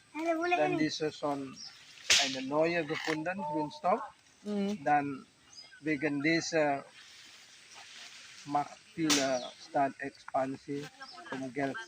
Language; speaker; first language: German; non-native, learner; Indonesian